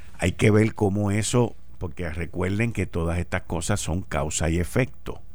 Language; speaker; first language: Spanish; native; Spanish